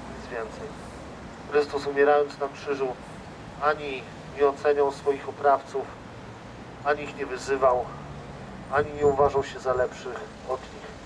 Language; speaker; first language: Polish; native; Polish